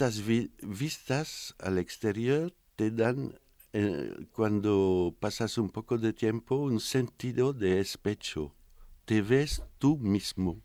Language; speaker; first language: Spanish; non-native, fluent; French